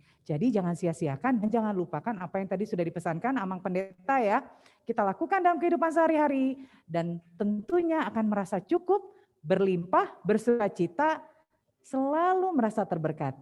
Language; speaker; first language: Indonesian; native; Indonesian